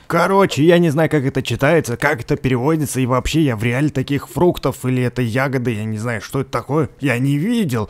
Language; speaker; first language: Russian; native; Russian